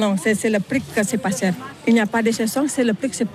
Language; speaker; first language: French; non-native, learner; Balinese